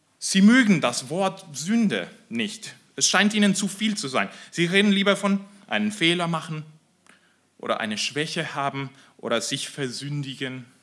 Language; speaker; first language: German; non-native, fluent; Spanish